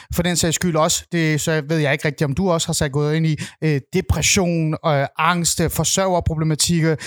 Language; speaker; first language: Danish; native; Danish